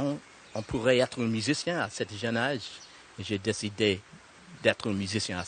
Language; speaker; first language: French; non-native, learner; English